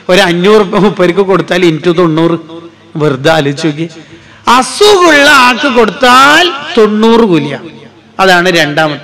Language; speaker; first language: Malayalam; native; Malayalam